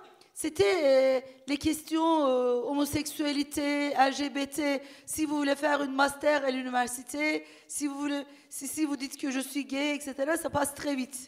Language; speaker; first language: French; non-native, fluent; Turkish